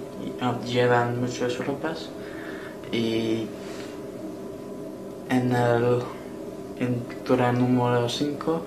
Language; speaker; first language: Spanish; non-native, learner; English